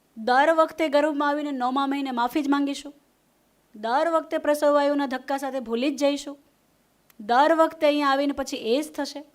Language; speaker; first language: Gujarati; non-native, local second language; Hindi